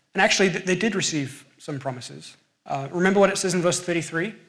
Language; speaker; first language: English; native; English